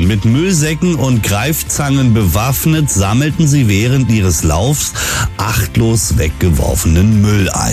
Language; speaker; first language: German; native; German